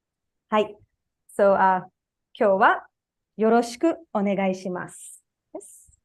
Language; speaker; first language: Japanese; non-native, fluent; Tamil